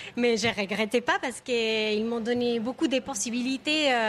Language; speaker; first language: French; non-native, fluent; Spanish